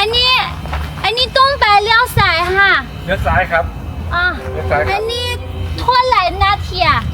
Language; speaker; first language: Thai; non-native, learner; Chinese